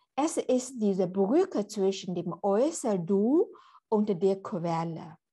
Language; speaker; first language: German; non-native, learner; Chinese